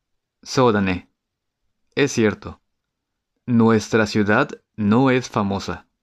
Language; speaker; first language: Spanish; non-native, fluent; Japanese